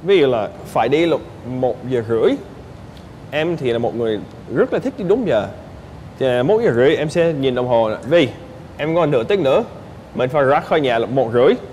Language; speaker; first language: Vietnamese; early bilingual, heritage; Vietnamese